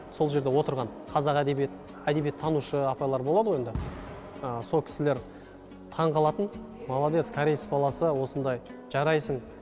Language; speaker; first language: Kazakh; non-native, local second language; Russian